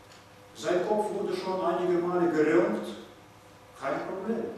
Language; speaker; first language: German; non-native, fluent; Russian